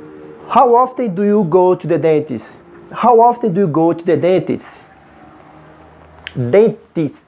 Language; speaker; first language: English; non-native, fluent; Portuguese